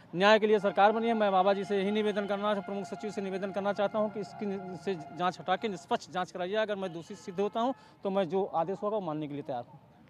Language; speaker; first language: Hindi; native; Hindi